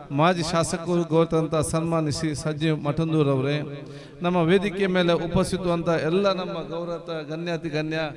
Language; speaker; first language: Kannada; non-native, local second language; Tulu